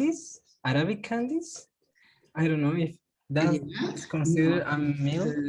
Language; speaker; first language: English; non-native, learner; Spanish